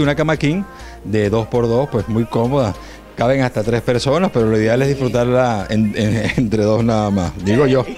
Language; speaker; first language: Spanish; native; Spanish